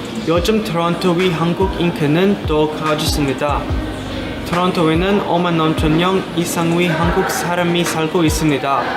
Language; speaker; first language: Korean; early bilingual, other home language; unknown